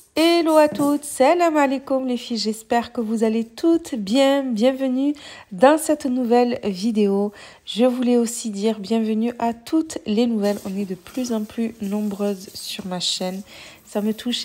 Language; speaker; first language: French; native; French